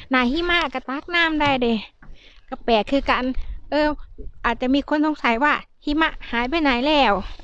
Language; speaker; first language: Thai; native; Thai